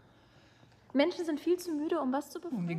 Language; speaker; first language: German; native; German